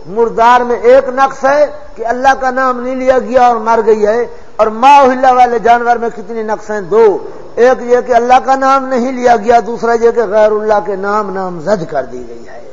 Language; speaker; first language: Urdu; non-native, local second language; Saraiki